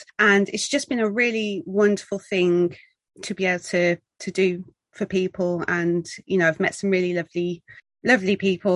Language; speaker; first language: English; native; English